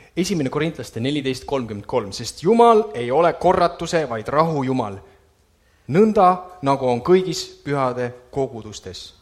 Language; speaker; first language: Estonian; native; Estonian